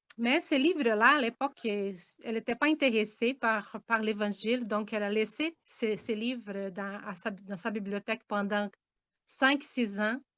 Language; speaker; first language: French; non-native, fluent; Portuguese